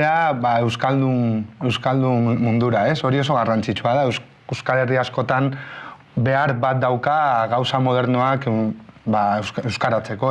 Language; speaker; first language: Basque; non-native, local second language; Spanish